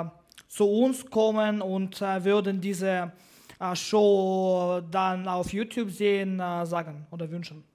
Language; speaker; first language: German; non-native, learner; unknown